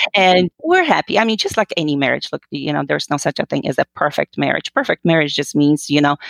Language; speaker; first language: English; non-native, fluent; Polish